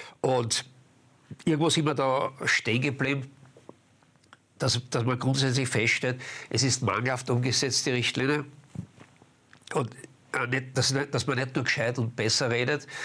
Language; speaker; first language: German; native; German